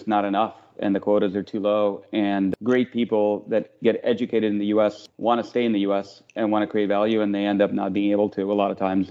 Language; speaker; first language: English; native; English